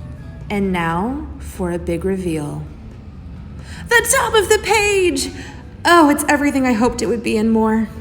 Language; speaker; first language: English; native; English